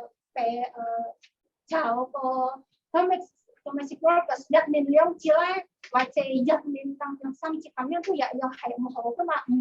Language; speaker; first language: Cantonese; non-native, learner; Indonesian